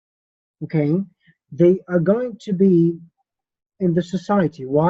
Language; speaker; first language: English; non-native, fluent; Arabic